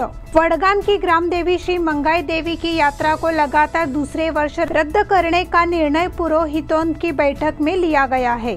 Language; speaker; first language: Hindi; non-native, local second language; Marathi